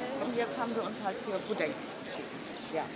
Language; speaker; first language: German; native; German